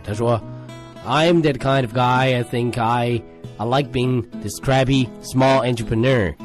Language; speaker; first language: English; non-native, fluent; Chinese